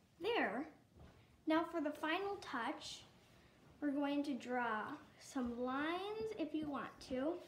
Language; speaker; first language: English; native; English